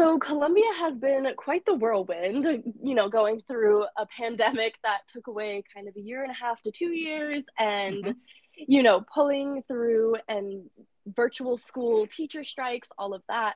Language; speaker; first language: English; native; English